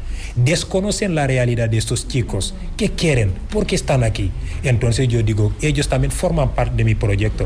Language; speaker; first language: Spanish; non-native, fluent; Wolof